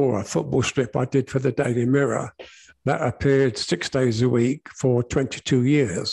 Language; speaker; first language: English; native; English